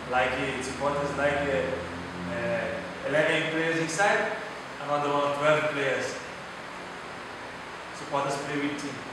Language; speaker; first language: English; non-native, learner; Portuguese